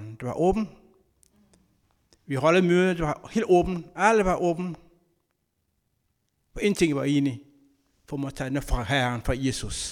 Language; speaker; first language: Danish; non-native, learner; Kabuverdianu